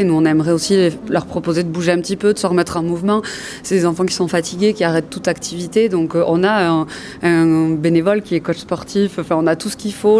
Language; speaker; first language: French; native; French